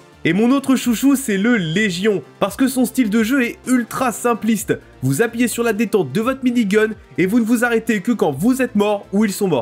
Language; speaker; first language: French; native; French